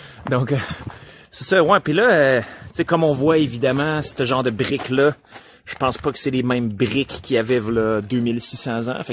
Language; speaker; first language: French; native; French